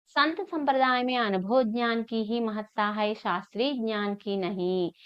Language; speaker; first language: Hindi; non-native, local second language; Telugu